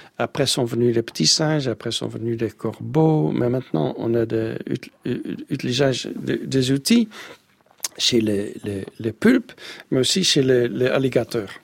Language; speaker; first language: French; non-native, fluent; Dutch